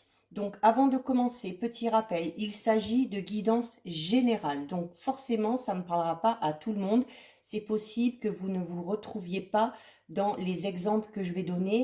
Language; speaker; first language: French; native; French